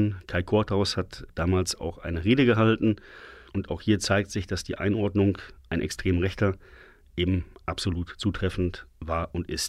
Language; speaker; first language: German; native; German